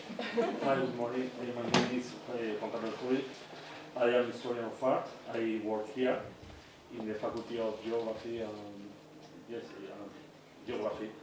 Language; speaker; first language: English; non-native, fluent; Spanish